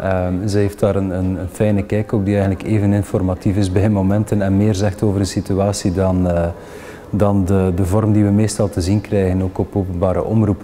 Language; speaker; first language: Dutch; native; Dutch